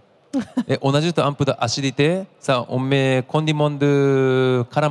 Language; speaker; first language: French; non-native, learner; Japanese